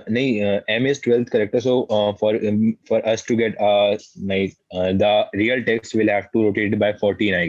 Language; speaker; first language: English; non-native, local second language; Hindi